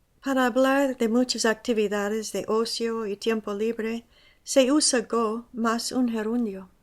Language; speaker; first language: Spanish; non-native, fluent; English